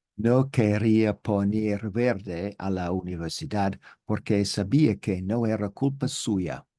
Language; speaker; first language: Spanish; non-native, learner; English